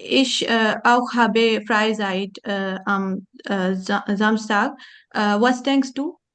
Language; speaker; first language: German; non-native, learner; Urdu